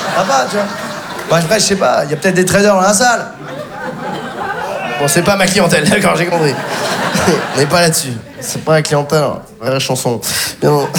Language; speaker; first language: French; native; French